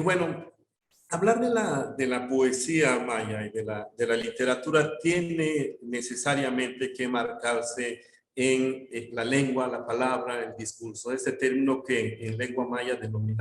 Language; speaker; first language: Spanish; non-native, local second language; Yucateco